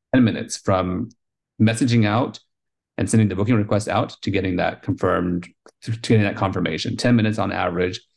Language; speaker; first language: English; early bilingual, heritage; Spanish